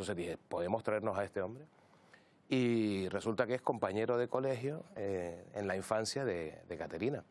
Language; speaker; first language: Spanish; native; Spanish